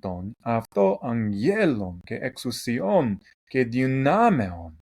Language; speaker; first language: Greek; non-native, learner; English